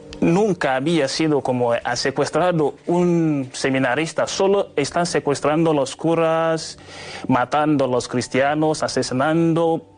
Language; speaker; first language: Spanish; non-native, learner; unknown